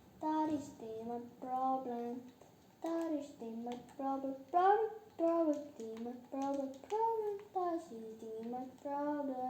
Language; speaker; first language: English; non-native, learner; Polish